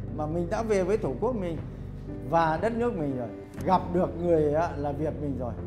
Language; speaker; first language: Vietnamese; early bilingual, heritage; Vietnamese